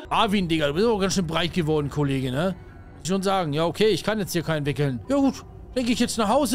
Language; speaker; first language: German; native; German